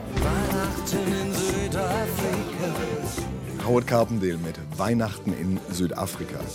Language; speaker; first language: German; native; German